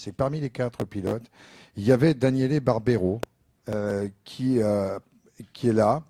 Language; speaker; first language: French; native; French